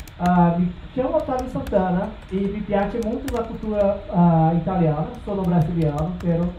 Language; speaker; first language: Italian; non-native, learner; Portuguese